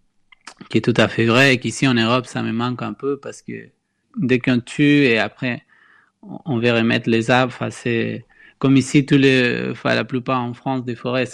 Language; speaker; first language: French; non-native, fluent; Spanish